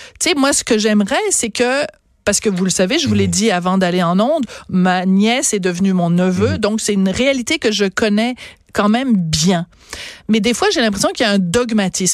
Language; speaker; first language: French; native; French